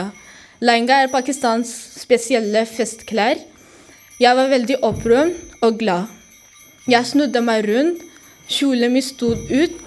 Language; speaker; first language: Norwegian; early bilingual, other home language; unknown